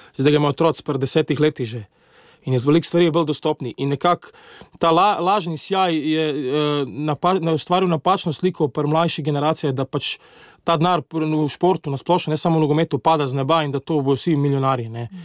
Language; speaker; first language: Slovenian; native; Slovenian